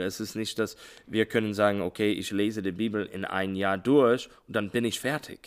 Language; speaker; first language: German; non-native, learner; English